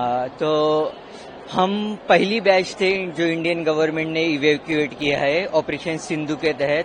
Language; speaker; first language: Hindi; native; Hindi